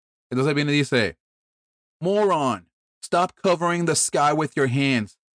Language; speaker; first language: English; early bilingual, other home language; Spanish